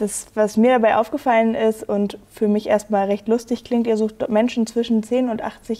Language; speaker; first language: German; native; German